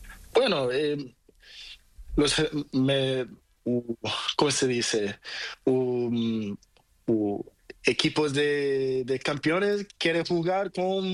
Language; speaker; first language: Spanish; non-native, learner; Portuguese